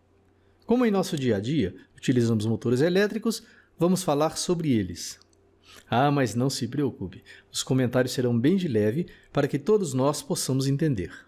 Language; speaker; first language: Portuguese; native; Portuguese